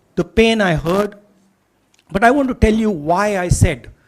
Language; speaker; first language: English; non-native, local second language; Hindi